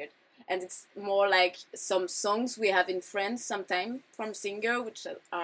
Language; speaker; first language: English; non-native, fluent; French